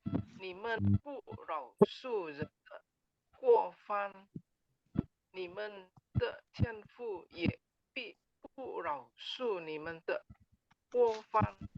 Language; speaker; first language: Chinese; non-native, learner; Indonesian